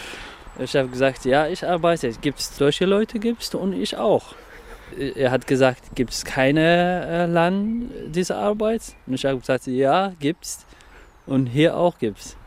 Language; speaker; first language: German; non-native, learner; Somali